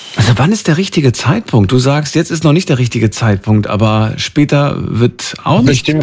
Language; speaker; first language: German; native; German